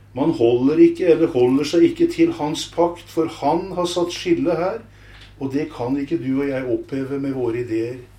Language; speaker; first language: Norwegian; native; Norwegian